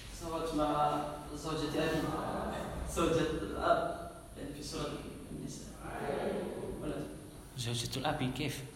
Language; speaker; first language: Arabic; non-native, fluent; Indonesian